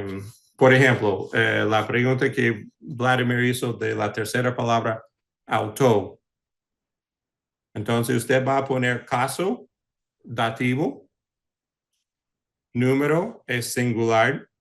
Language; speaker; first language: Spanish; early bilingual, heritage; English